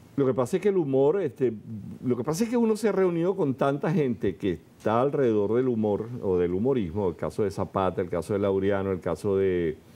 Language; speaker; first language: Spanish; native; Spanish